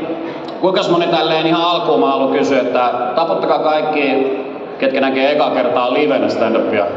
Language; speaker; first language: Finnish; native; Finnish